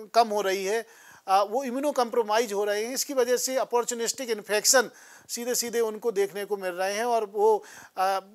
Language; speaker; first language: Hindi; native; Hindi